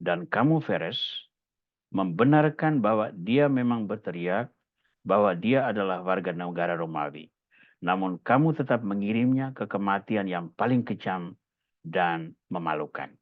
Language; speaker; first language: Indonesian; native; Indonesian